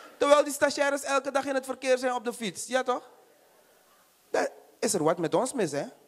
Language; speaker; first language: Dutch; native; Dutch